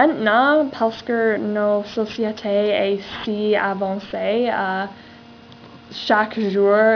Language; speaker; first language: French; non-native, learner; English